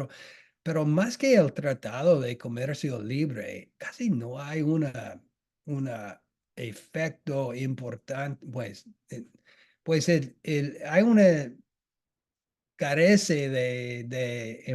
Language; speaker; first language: Spanish; non-native, fluent; English